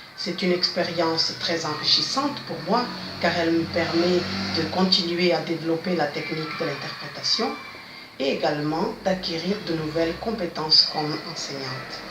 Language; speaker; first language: French; non-native, fluent; Portuguese